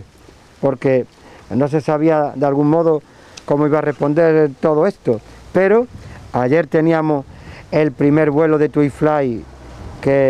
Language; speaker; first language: Spanish; native; Spanish